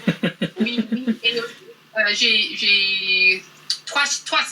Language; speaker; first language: French; non-native, learner; English